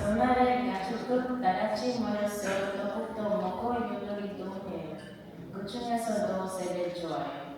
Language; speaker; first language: Korean; non-native, learner; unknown